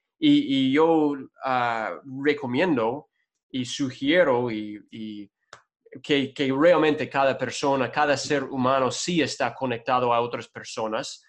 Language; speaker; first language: Spanish; non-native, fluent; English